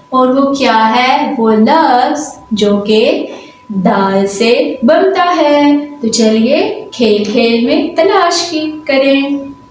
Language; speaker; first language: Urdu; non-native, local second language; Punjabi